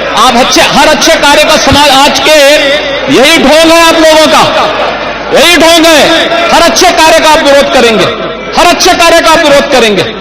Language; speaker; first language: Hindi; native; Hindi